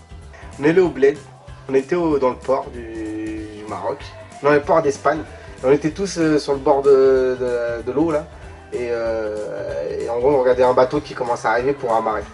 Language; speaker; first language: French; early bilingual, other home language; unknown